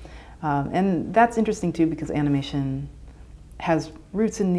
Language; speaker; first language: English; native; English